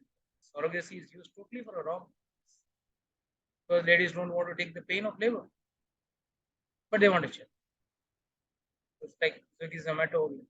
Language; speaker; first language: English; non-native, local second language; Hindi